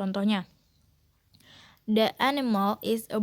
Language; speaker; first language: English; non-native, learner; Indonesian